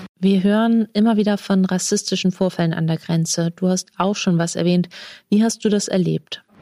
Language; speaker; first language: German; native; German